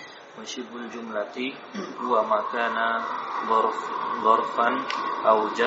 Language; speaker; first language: Arabic; non-native, learner; Indonesian